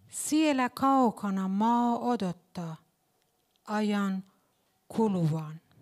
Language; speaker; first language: Finnish; non-native, fluent; Persian